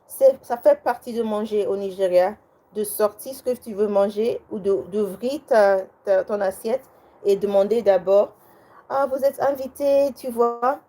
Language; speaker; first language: French; non-native, learner; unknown